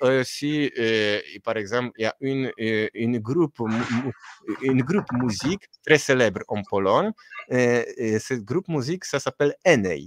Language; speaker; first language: French; non-native, fluent; Polish